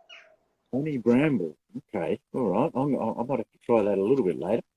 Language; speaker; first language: English; native; English